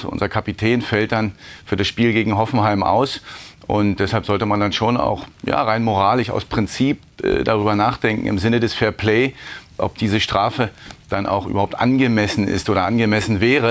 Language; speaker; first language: German; native; German